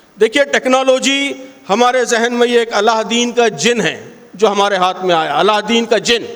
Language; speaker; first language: Urdu; native; Urdu